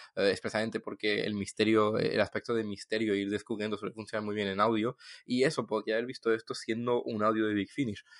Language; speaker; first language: Spanish; non-native, fluent; French